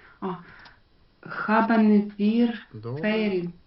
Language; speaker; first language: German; non-native, learner; Ukrainian